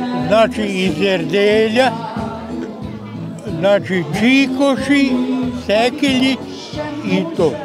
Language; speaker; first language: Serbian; non-native, local second language; Hungarian